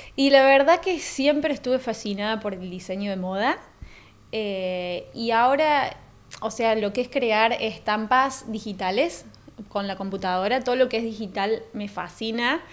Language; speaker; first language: Spanish; native; Spanish